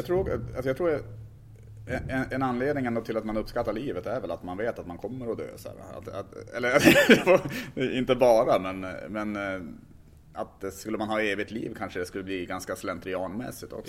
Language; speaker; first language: Swedish; native; Swedish